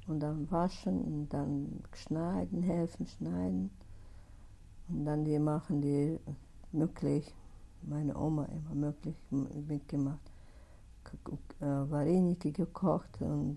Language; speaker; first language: German; non-native, learner; Russian